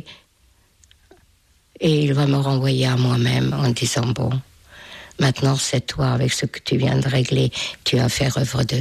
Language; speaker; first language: French; non-native, fluent; Hungarian